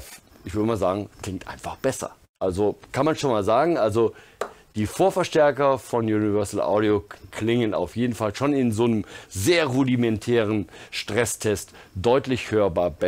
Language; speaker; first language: German; native; German